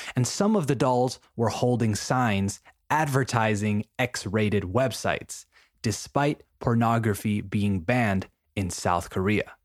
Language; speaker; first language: English; non-native, fluent; Spanish